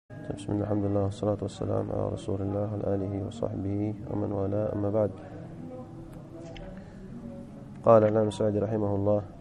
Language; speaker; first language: Arabic; native; Arabic